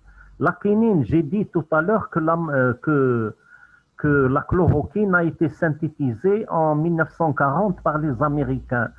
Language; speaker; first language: French; non-native, local second language; Arabic